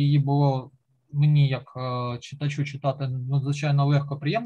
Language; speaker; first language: Ukrainian; native; Ukrainian